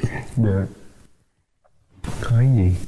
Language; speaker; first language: Vietnamese; early bilingual, heritage; Vietnamese